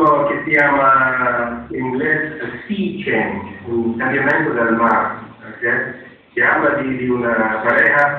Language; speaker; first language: Italian; non-native, fluent; English